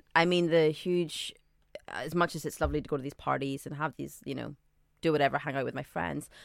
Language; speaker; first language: English; native; English